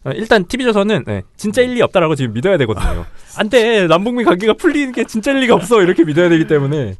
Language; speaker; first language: Korean; native; Korean